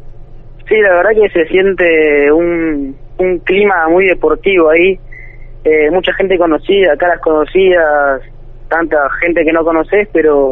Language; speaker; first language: Spanish; native; Spanish